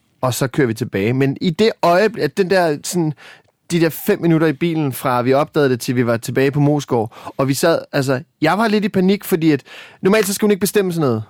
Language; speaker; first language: Danish; native; Danish